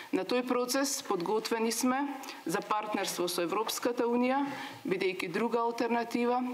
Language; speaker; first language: Macedonian; native; Macedonian